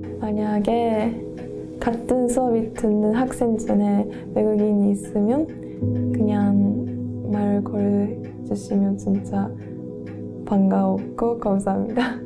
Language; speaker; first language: Korean; non-native, learner; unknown